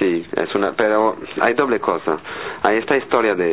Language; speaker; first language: Spanish; non-native, learner; French